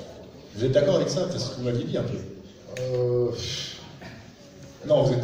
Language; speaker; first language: French; native; French